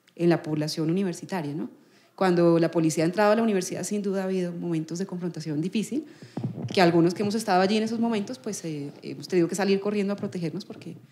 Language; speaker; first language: Spanish; native; Spanish